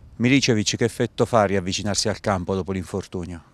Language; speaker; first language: Italian; native; Italian